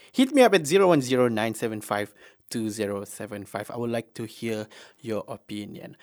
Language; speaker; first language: English; non-native, local second language; Malay